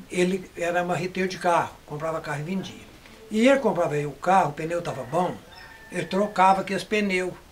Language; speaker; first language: Portuguese; native; Portuguese